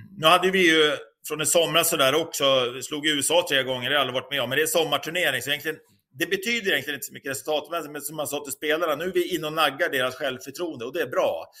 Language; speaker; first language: Swedish; native; Swedish